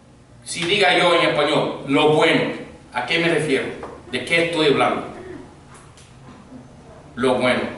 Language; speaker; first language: Spanish; non-native, fluent; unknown